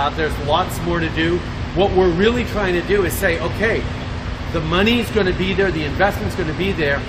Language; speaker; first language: English; early bilingual, other home language; French